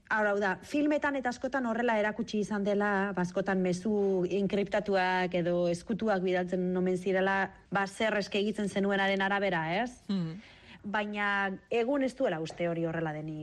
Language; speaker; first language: Basque; native; Basque